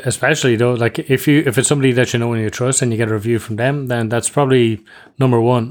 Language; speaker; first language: English; native; English